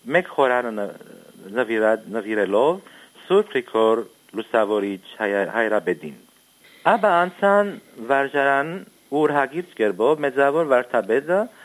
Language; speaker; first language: Armenian; early bilingual, heritage; Armenian